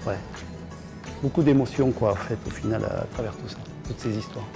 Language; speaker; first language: French; native; French